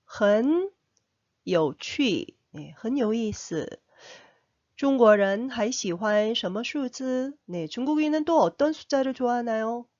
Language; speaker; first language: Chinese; non-native, fluent; Korean